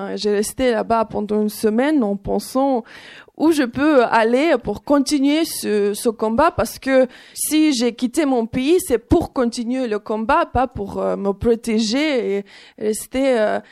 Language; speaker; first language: French; non-native, fluent; Ukrainian